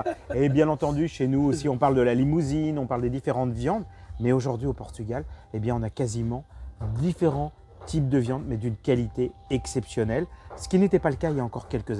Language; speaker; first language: French; native; French